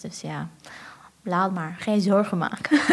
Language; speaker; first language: Dutch; non-native, fluent; Persian